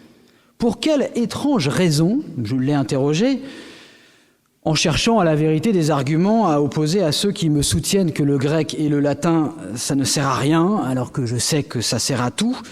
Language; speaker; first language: French; native; French